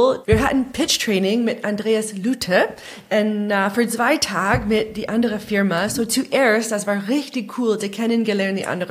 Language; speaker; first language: German; non-native, fluent; English